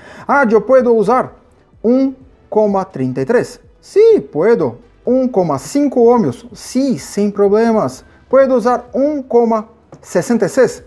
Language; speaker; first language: Spanish; non-native, fluent; Portuguese